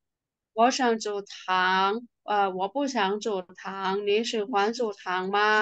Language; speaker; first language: Chinese; non-native, learner; Burmese